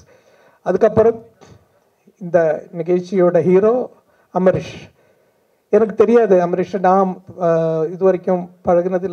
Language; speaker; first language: Tamil; non-native, fluent; Malayalam